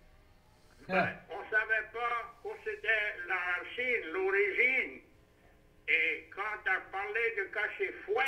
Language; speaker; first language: French; native; French